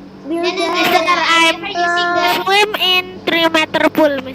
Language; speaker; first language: English; non-native, learner; Indonesian